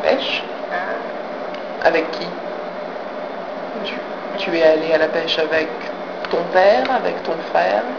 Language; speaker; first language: French; non-native, fluent; English